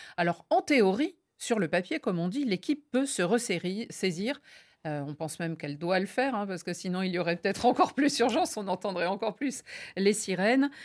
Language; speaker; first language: French; native; French